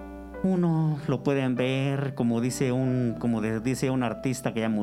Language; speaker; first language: Spanish; native; Spanish